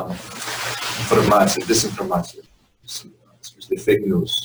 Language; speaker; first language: Russian; non-native, fluent; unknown